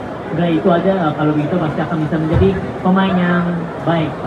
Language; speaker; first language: Indonesian; non-native, fluent; Korean